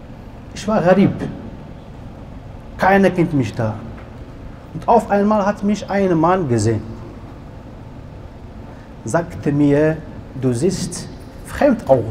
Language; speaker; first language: German; non-native, learner; Arabic